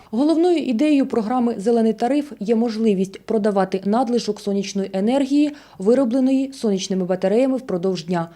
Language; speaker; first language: Ukrainian; native; Ukrainian